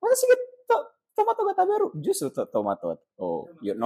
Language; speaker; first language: Japanese; non-native, learner; Indonesian